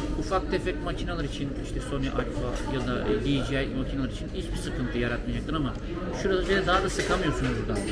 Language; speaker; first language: Turkish; native; Turkish